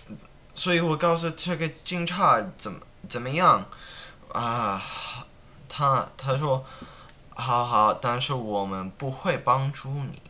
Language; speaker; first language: Chinese; non-native, learner; English